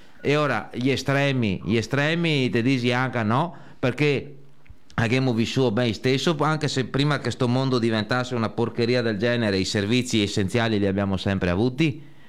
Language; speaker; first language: Italian; native; Italian